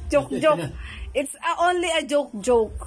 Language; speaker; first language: English; non-native, local second language; Filipino